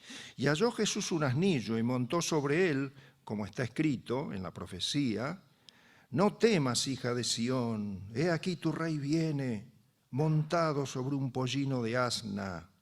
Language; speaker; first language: Spanish; native; Spanish